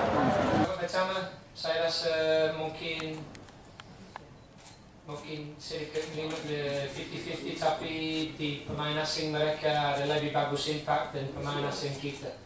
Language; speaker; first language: Indonesian; non-native, fluent; English